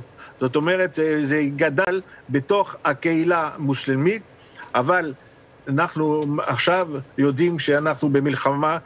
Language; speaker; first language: Hebrew; non-native, fluent; French